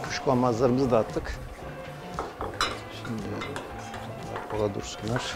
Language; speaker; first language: Turkish; native; Turkish